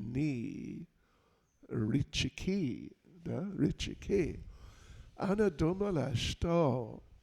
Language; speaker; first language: Russian; non-native, learner; English